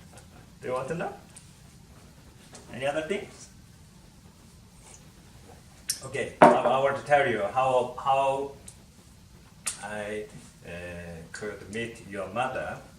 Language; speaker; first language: English; non-native, learner; Korean